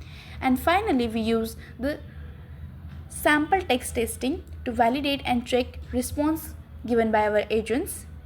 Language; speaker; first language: English; non-native, learner; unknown